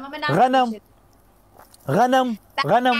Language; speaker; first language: Arabic; non-native, learner; Pashto